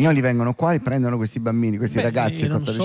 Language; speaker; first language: Italian; native; Italian